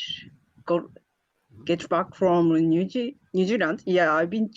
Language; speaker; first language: English; non-native, learner; Japanese